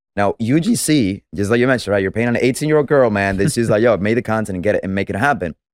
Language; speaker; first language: English; non-native, fluent; Spanish